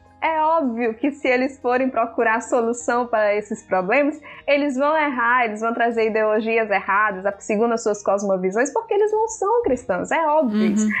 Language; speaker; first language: Portuguese; early bilingual, other home language; Upper Guinea Crioulo